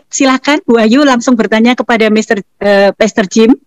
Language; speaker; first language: Indonesian; native; Indonesian